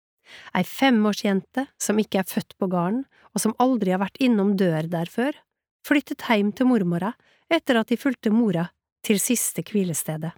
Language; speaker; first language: Norwegian; native; Norwegian